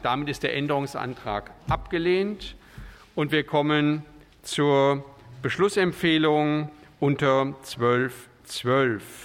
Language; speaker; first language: German; native; German